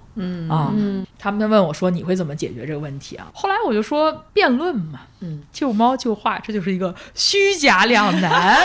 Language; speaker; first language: Chinese; native; Chinese